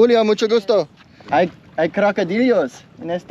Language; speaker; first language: Spanish; non-native, learner; English